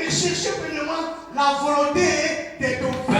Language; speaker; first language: French; non-native, local second language; Lingala